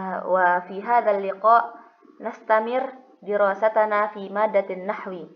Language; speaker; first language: Arabic; non-native, fluent; Indonesian